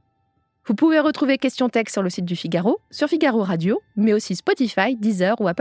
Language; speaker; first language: French; native; French